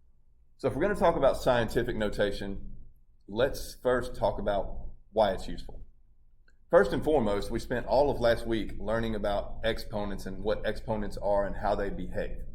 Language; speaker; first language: English; native; English